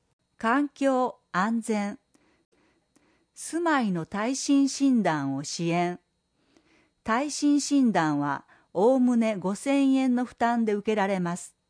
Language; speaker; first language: Japanese; native; Japanese